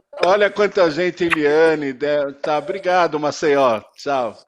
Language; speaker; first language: Portuguese; native; Portuguese